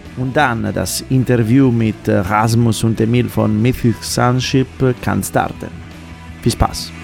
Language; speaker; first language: German; non-native, fluent; Italian